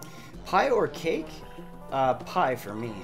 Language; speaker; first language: English; native; English